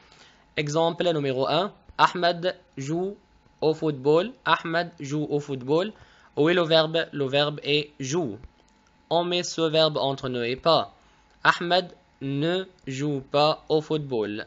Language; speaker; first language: French; non-native, fluent; Arabic